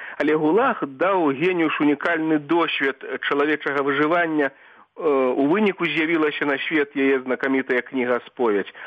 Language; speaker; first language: Belarusian; native; Belarusian